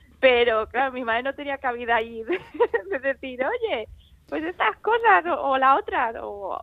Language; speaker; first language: Spanish; early bilingual, other home language; Chinese